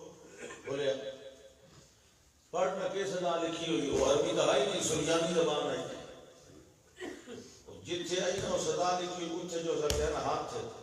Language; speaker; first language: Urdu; non-native, local second language; Punjabi